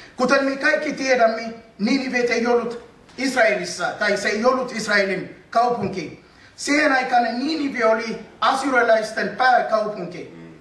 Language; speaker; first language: Finnish; non-native, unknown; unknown